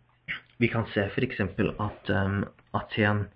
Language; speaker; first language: Norwegian; non-native, fluent; English